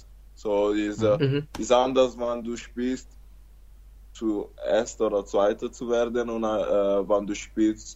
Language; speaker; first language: German; non-native, learner; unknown